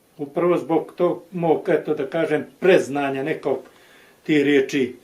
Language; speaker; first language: Bosnian; native; Bosnian